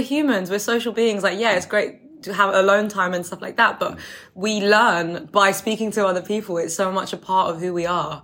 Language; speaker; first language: English; native; English